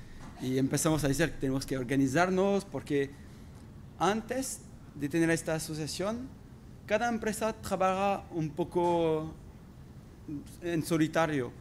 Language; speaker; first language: Spanish; non-native, fluent; French